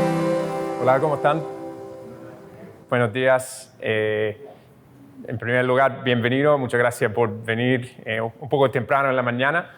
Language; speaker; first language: Spanish; non-native, fluent; English